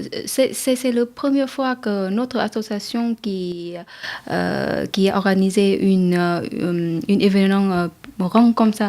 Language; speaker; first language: French; non-native, learner; Vietnamese